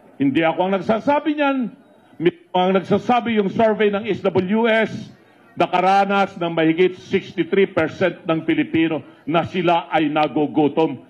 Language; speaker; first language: Filipino; non-native, local second language; Iloko